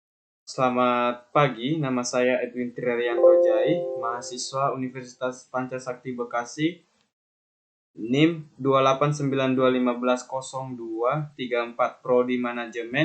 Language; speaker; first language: Indonesian; native; Indonesian